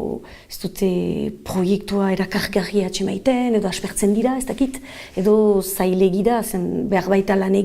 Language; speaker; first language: Basque; native; Basque